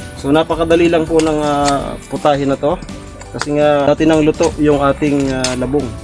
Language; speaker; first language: Filipino; non-native, local second language; Bikol